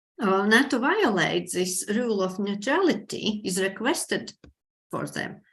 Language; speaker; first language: English; non-native, fluent; Latvian